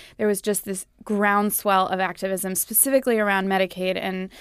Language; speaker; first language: English; native; English